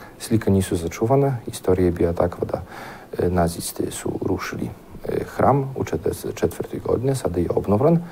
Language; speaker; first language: Serbian; non-native, fluent; Polish